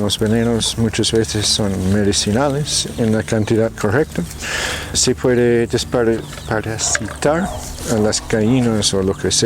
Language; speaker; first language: Spanish; non-native, fluent; English